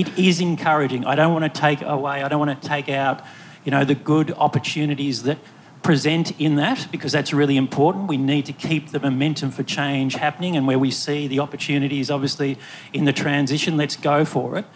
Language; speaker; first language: English; native; English